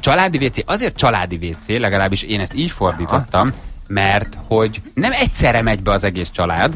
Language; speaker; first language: Hungarian; native; Hungarian